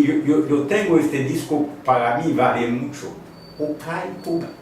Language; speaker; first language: Spanish; non-native, fluent; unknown